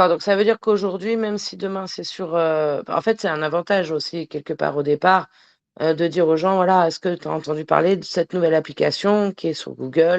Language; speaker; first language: French; native; French